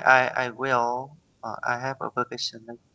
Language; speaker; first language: English; non-native, learner; Vietnamese